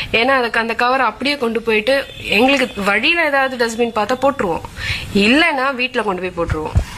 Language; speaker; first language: Tamil; non-native, local second language; Malayalam